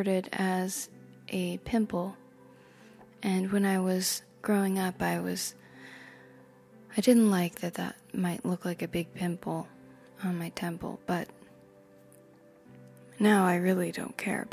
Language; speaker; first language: English; native; English